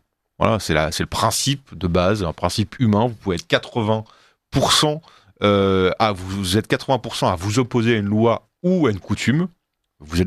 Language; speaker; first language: French; native; French